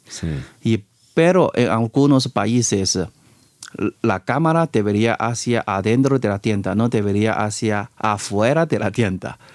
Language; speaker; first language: Spanish; non-native, fluent; Chinese